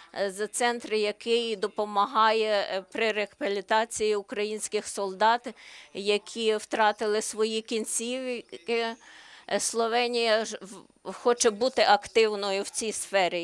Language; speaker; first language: Ukrainian; non-native, learner; Slovenian